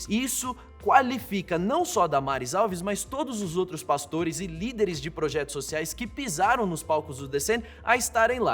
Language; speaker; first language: Portuguese; native; Portuguese